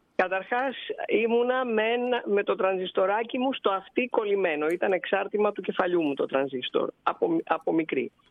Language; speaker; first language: Greek; native; Greek